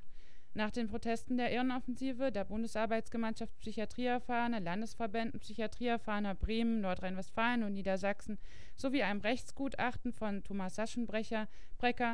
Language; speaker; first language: German; native; German